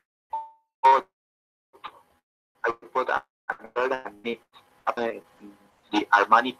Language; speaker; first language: English; non-native, learner; Spanish